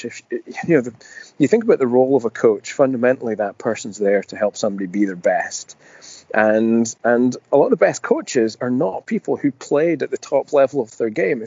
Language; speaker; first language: English; native; English